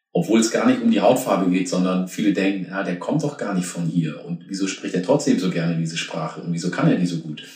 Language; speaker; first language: German; early bilingual, other home language; Oromo